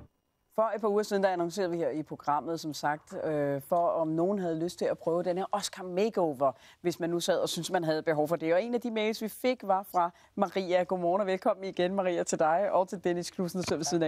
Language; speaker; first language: Danish; native; Danish